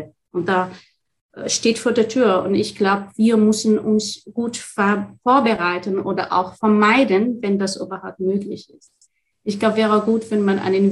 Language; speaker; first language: German; non-native, fluent; Arabic